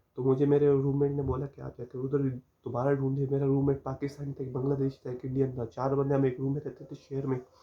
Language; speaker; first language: Urdu; non-native, local second language; Punjabi